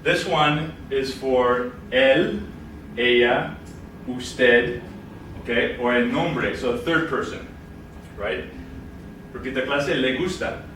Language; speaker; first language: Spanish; non-native, fluent; English